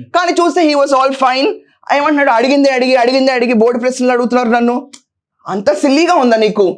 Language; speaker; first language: Telugu; native; Telugu